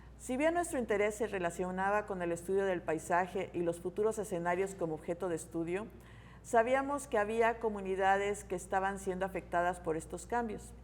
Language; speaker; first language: Spanish; native; Spanish